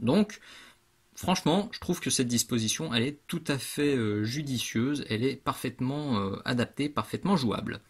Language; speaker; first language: French; native; French